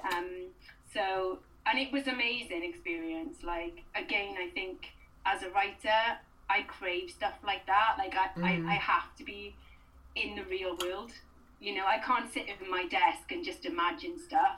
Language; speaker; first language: English; native; English